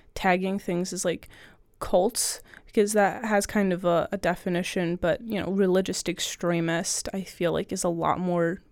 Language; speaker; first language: English; native; English